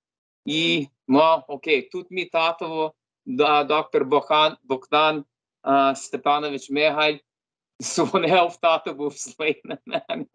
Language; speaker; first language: Ukrainian; early bilingual, heritage; Ukrainian